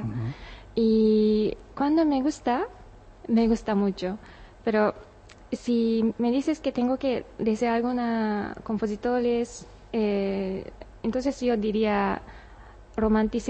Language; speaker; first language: Spanish; non-native, learner; Japanese